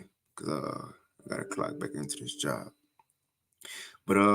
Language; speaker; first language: English; native; English